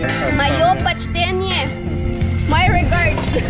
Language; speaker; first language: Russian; non-native, learner; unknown